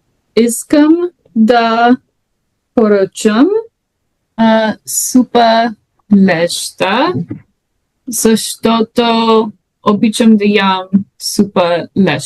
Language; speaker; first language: Bulgarian; non-native, learner; English